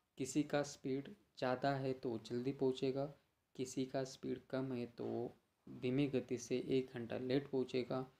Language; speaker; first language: Hindi; non-native, local second language; Marathi